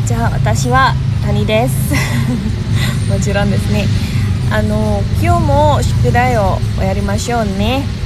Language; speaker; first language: Japanese; non-native, learner; Indonesian